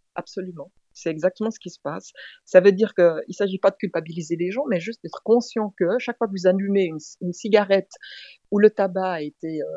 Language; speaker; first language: French; native; French